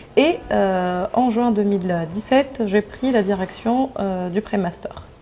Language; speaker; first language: French; non-native, local second language; Arabic